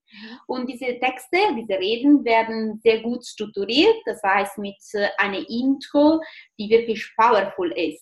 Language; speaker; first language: German; non-native, fluent; Italian